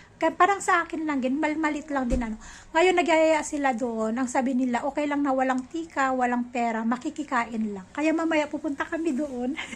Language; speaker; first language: Filipino; native; Filipino